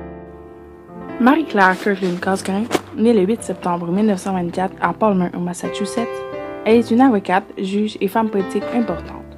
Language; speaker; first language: French; native; French